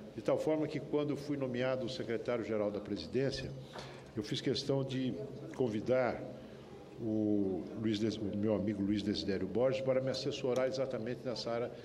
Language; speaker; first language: Portuguese; native; Portuguese